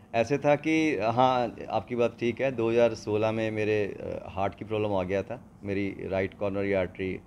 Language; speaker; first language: Hindi; non-native, local second language; Punjabi